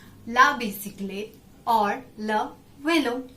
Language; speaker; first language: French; non-native, learner; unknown